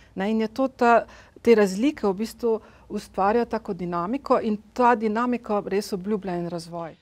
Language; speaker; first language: Slovenian; native; Slovenian